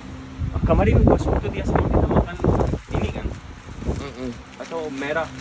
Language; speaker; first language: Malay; non-native, learner; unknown